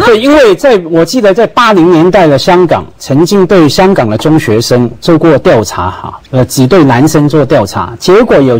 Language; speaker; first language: Chinese; non-native, local second language; Cantonese